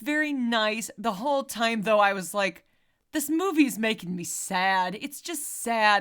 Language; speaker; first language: English; native; English